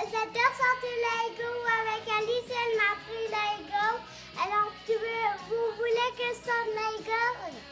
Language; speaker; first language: French; early bilingual, heritage; French